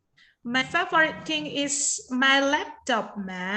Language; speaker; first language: English; non-native, learner; Indonesian